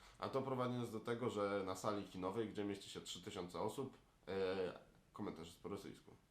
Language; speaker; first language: Polish; native; Polish